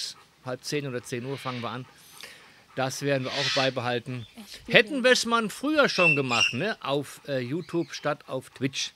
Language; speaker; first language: German; native; German